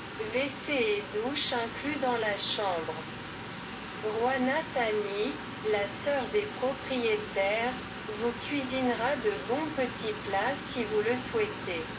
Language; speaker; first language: French; non-native, local second language; Haitian Creole